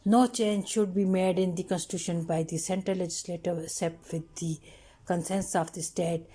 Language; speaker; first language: English; non-native, local second language; Urdu